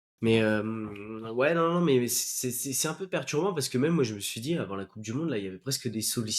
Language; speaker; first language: French; native; French